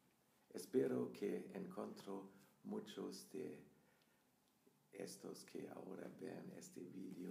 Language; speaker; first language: Spanish; non-native, fluent; German